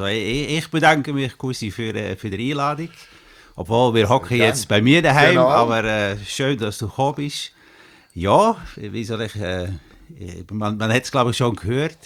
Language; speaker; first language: German; non-native, fluent; Dutch